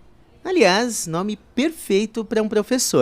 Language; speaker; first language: Portuguese; native; Portuguese